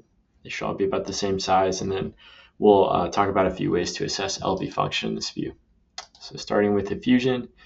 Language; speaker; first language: English; native; English